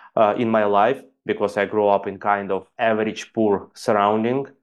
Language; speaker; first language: English; non-native, fluent; Ukrainian